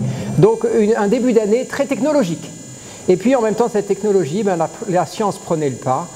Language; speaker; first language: French; native; French